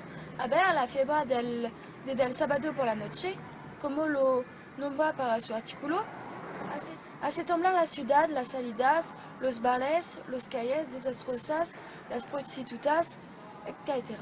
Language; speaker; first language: Spanish; non-native, learner; French